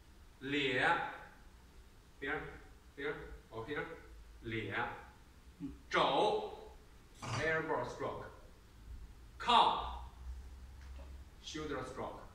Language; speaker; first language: English; non-native, learner; Chinese